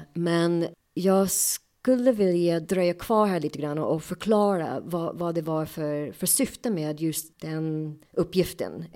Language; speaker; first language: Swedish; non-native, fluent; English